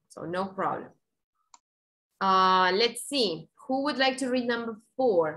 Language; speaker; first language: English; non-native, fluent; Spanish